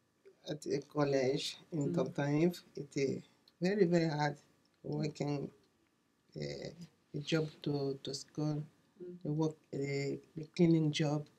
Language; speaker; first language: English; non-native, learner; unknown